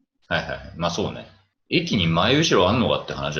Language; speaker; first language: Japanese; native; Japanese